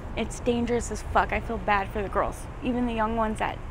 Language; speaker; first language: English; native; English